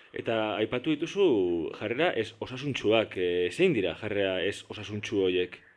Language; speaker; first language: Basque; native; Basque